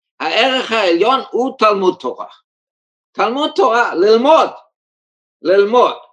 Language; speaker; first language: Hebrew; early bilingual, heritage; German